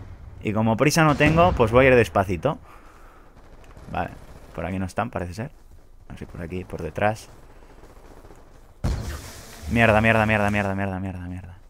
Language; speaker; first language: Spanish; native; Spanish